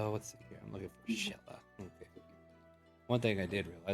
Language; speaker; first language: English; native; English